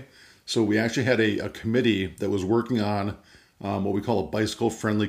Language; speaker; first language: English; native; English